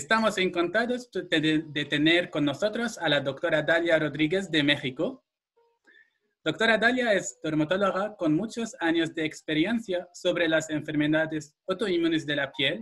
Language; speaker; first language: Spanish; non-native, fluent; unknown